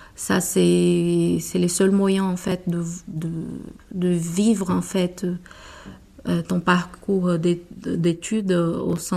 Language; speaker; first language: French; non-native, fluent; Portuguese